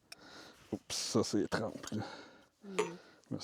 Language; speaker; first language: French; native; French